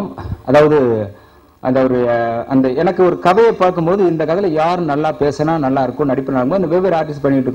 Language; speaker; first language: Tamil; native; Tamil